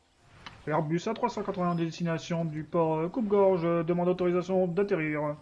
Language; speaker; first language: French; native; French